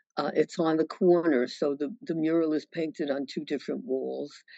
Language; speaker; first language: English; native; English